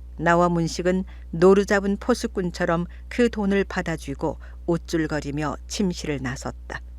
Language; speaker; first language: Korean; native; Korean